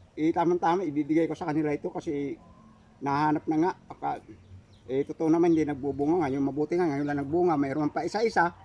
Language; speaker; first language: Filipino; non-native, local second language; Cebuano